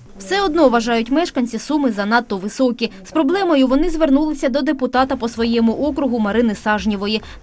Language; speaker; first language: Ukrainian; native; Ukrainian